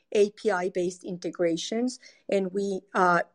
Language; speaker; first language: English; non-native, fluent; Spanish